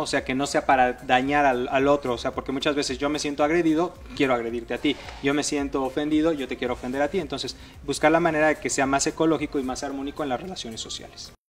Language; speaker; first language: Spanish; native; Spanish